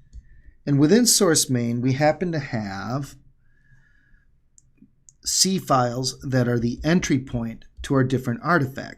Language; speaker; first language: English; native; English